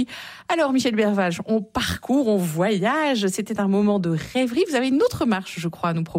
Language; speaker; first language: French; native; French